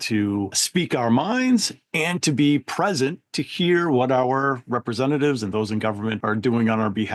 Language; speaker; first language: English; native; English